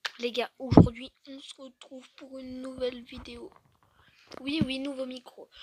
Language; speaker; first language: French; native; French